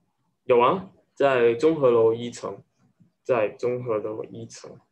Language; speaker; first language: Chinese; non-native, learner; English